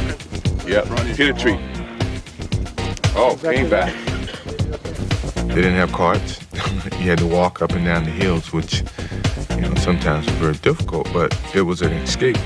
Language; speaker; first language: English; native; English